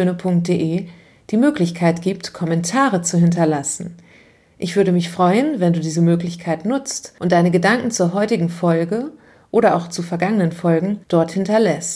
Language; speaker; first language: German; native; German